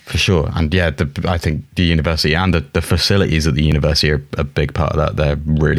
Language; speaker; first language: English; native; English